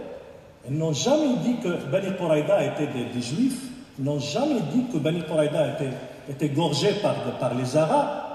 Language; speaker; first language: French; non-native, local second language; Arabic